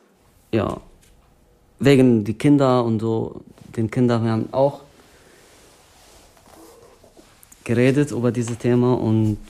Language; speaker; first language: German; non-native, learner; Arabic